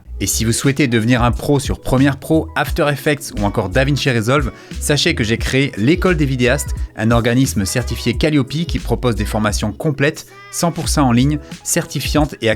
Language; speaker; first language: French; native; French